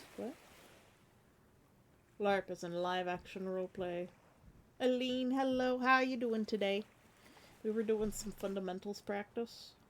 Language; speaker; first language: English; native; English